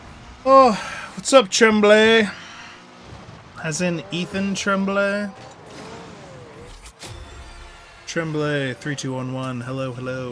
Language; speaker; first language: English; native; English